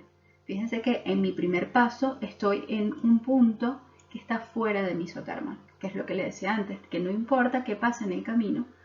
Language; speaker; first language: Spanish; native; Spanish